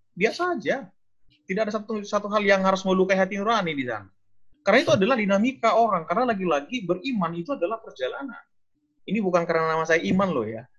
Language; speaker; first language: Indonesian; non-native, local second language; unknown